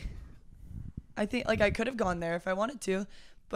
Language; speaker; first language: English; native; English